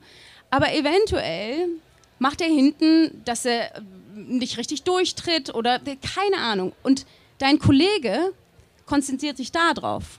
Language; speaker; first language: German; native; German